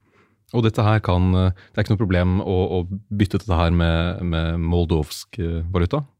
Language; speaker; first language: Norwegian; native; Norwegian